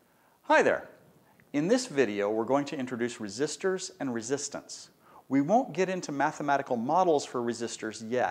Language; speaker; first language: English; native; English